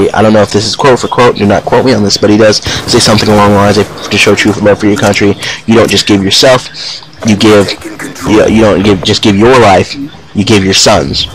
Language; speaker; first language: English; native; English